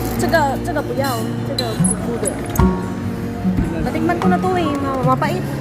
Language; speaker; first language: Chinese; non-native, fluent; Filipino